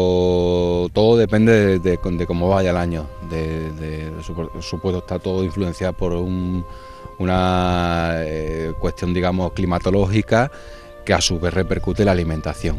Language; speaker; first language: Spanish; native; Spanish